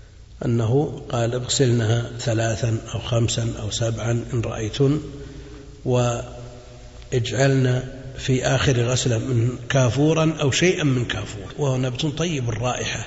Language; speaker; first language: Arabic; native; Arabic